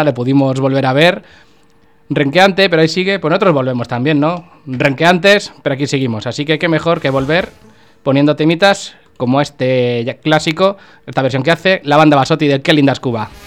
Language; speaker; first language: Spanish; native; Spanish